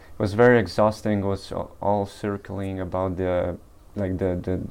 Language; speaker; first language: English; early bilingual, other home language; Polish